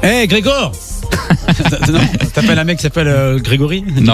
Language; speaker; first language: French; native; French